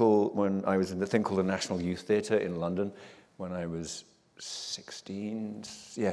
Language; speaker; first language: English; native; English